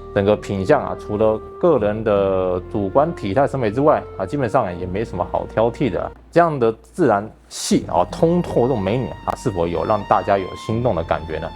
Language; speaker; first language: Chinese; native; Chinese